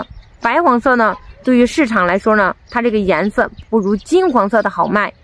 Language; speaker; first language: Chinese; native; Chinese